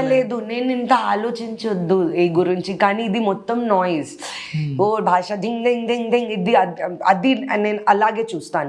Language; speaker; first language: Telugu; non-native, learner; Hindi